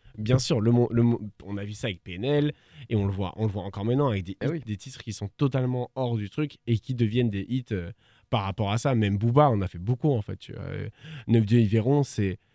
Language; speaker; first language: French; native; French